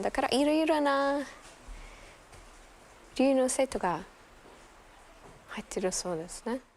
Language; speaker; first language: Japanese; non-native, fluent; German